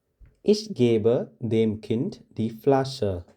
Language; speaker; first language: German; non-native, fluent; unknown